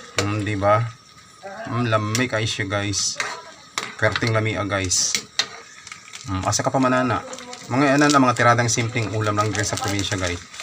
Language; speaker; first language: Filipino; non-native, local second language; Cebuano